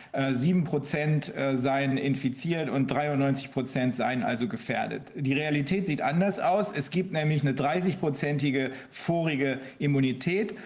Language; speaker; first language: German; native; German